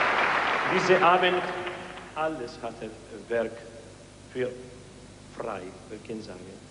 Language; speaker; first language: German; non-native, learner; Spanish